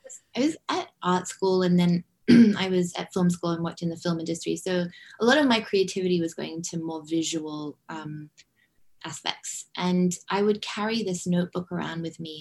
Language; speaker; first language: English; native; English